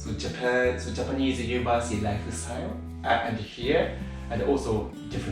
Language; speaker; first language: English; non-native, learner; Japanese